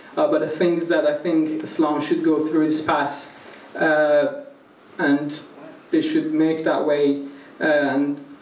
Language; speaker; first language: English; non-native, fluent; Persian